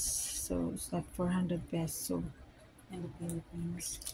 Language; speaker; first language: English; non-native, local second language; Filipino